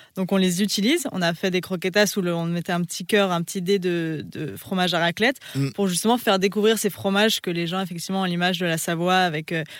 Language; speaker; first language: French; native; French